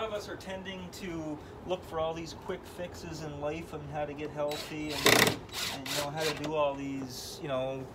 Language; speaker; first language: English; native; English